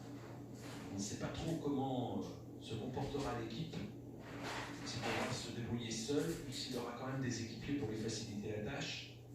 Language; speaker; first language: French; native; French